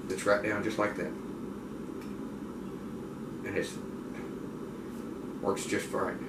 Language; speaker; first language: English; native; English